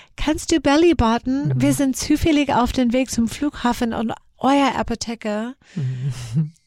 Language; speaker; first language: German; non-native, fluent; English